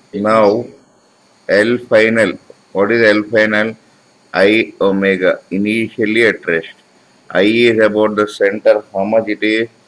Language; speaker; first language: English; non-native, local second language; Urdu